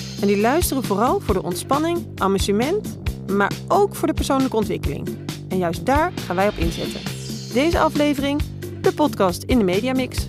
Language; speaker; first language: Dutch; native; Dutch